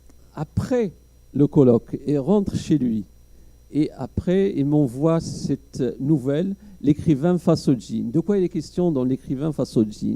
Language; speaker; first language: French; non-native, local second language; Arabic